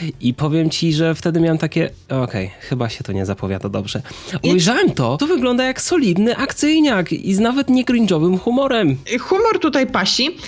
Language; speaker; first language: Polish; native; Polish